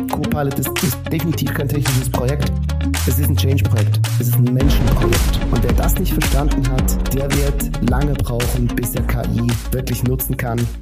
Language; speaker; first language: German; native; German